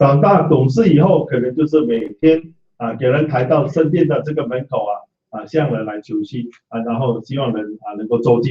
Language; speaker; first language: Chinese; native; Chinese